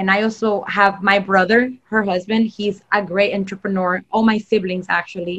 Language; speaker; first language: English; non-native, fluent; Spanish